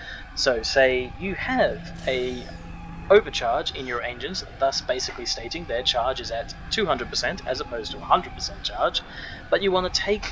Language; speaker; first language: English; native; English